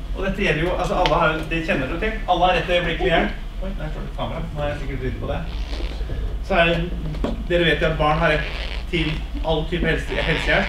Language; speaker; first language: Norwegian; native; Norwegian